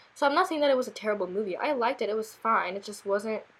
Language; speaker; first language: English; early bilingual, other home language; Korean